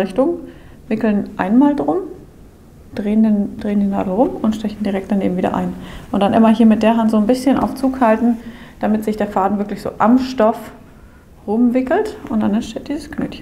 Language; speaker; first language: German; native; German